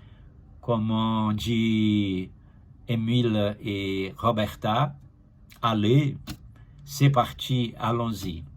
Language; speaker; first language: French; non-native, learner; Portuguese